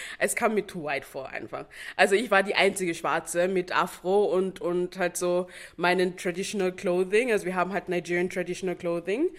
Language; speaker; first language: German; non-native, fluent; English